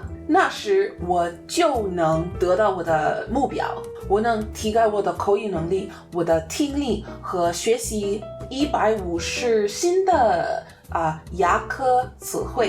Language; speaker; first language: Chinese; non-native, learner; English